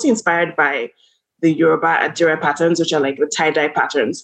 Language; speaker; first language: English; non-native, local second language; Yoruba